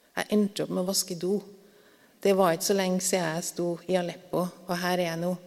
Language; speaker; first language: Norwegian; native; Norwegian